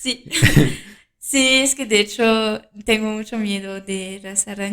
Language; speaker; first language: Spanish; non-native, fluent; French